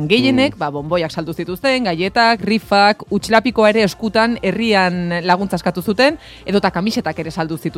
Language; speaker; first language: Basque; native; Basque